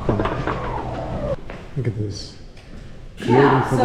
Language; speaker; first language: English; native; English